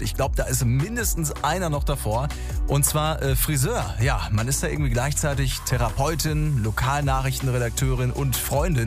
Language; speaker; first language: German; native; German